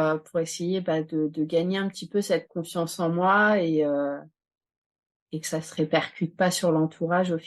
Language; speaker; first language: French; native; French